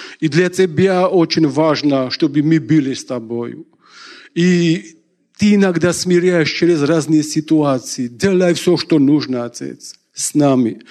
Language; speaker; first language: Russian; non-native, local second language; Georgian